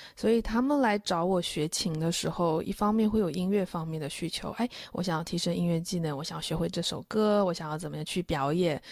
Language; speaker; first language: Chinese; native; Chinese